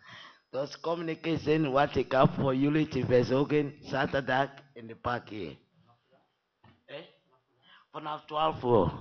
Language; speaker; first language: Dutch; non-native, learner; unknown